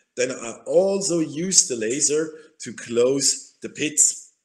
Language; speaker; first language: English; non-native, fluent; German